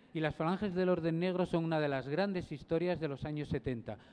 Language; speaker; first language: Spanish; native; Spanish